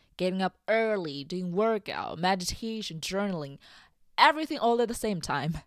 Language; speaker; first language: English; non-native, fluent; Chinese